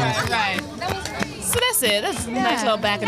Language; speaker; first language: English; native; English